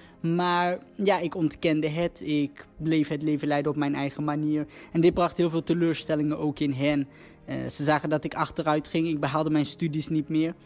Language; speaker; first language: Dutch; early bilingual, other home language; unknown